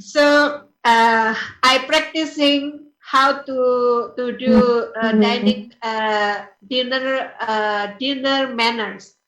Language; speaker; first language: English; non-native, learner; Indonesian